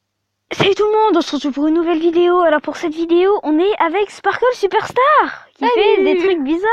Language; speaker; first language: French; native; French